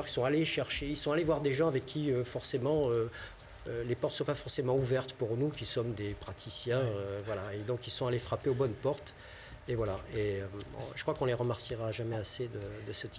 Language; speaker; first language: French; native; French